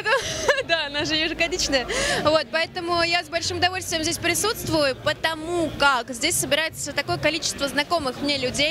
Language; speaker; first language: Russian; native; Russian